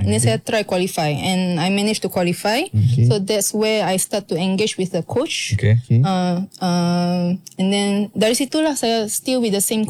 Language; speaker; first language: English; non-native, local second language; Malay